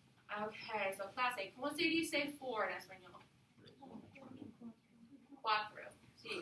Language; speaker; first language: Spanish; non-native, fluent; English